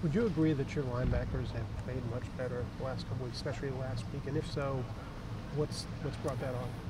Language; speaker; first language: English; native; English